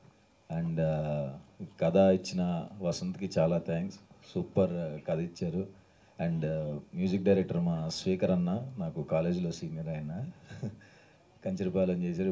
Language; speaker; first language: Telugu; native; Telugu